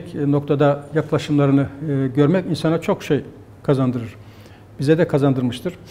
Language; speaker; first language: Turkish; native; Turkish